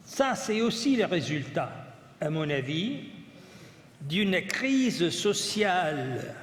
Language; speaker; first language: French; non-native, fluent; Italian